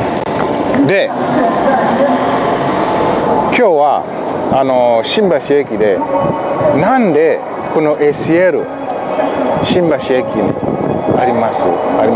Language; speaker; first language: Japanese; non-native, learner; Swahili